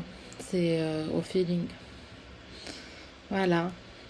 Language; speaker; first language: French; non-native, fluent; Spanish